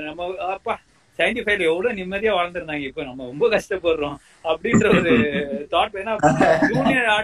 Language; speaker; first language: Tamil; native; Tamil